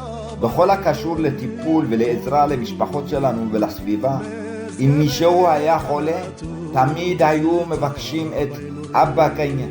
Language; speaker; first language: Hebrew; early bilingual, other home language; Amharic